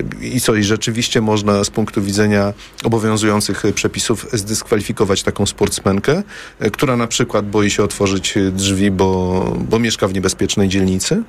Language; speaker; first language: Polish; native; Polish